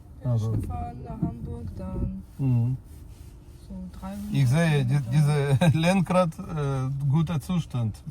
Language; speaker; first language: German; non-native, learner; Ukrainian